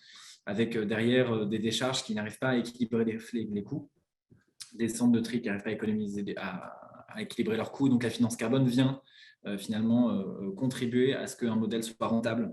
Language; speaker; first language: French; native; French